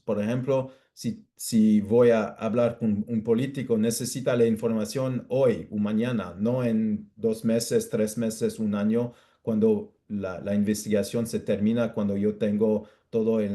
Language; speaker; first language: Spanish; non-native, fluent; English